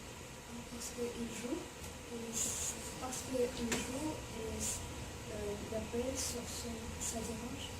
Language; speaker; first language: French; non-native, learner; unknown